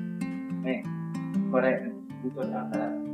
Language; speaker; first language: Japanese; non-native, learner; Indonesian